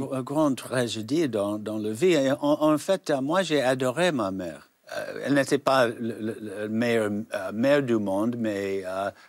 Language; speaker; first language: French; non-native, fluent; English